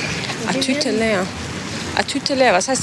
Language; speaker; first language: German; native; German